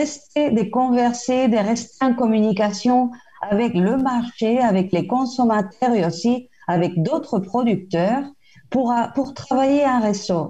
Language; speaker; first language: French; non-native, fluent; Spanish